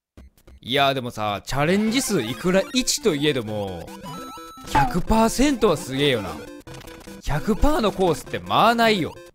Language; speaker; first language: Japanese; native; Japanese